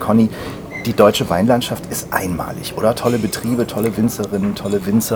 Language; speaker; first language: German; native; German